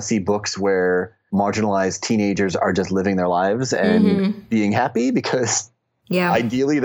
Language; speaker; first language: English; native; English